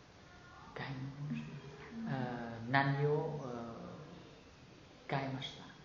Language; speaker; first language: Japanese; non-native, learner; Vietnamese